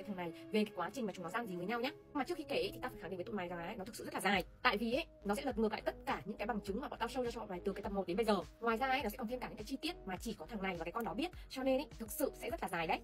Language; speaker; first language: Vietnamese; native; Vietnamese